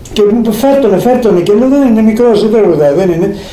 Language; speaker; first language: Greek; early bilingual, heritage; Greek